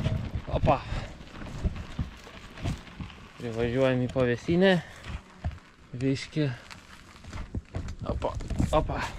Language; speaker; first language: Lithuanian; native; Lithuanian